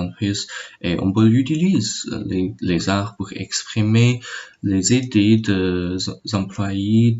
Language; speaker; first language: French; non-native, learner; Chinese